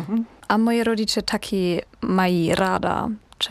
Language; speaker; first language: Czech; non-native, learner; German